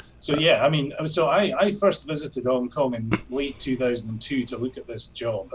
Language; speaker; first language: English; native; English